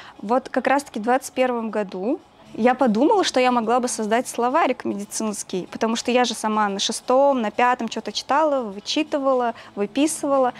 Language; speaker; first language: Russian; early bilingual, other home language; Azerbaijani